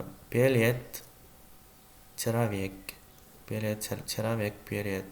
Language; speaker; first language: Russian; non-native, learner; Chinese